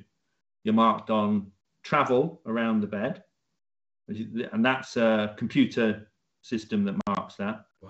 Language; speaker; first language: English; native; English